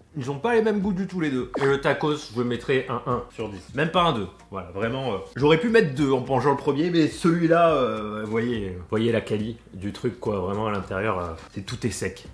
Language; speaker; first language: French; native; French